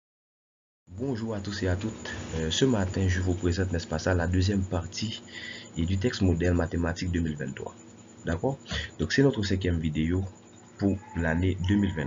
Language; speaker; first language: French; non-native, local second language; Haitian Creole